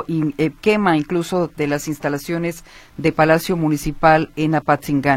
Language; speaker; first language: Spanish; native; Spanish